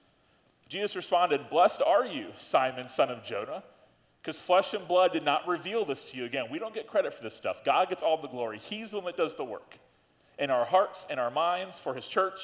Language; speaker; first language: English; native; English